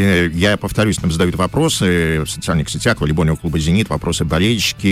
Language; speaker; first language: Russian; native; Russian